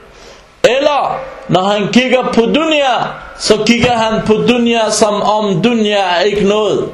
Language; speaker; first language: Danish; early bilingual, other home language; Arabic